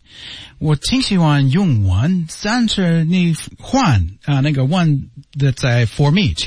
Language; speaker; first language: Chinese; non-native, learner; English